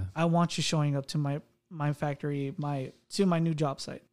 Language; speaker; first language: English; native; English